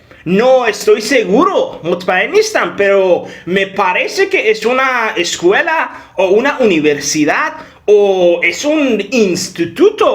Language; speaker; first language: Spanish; non-native, fluent; Persian